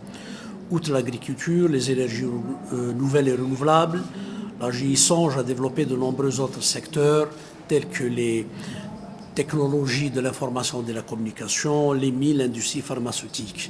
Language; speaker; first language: French; non-native, local second language; Arabic